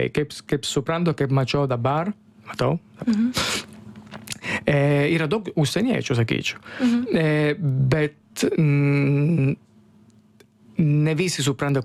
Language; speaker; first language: Lithuanian; non-native, learner; Italian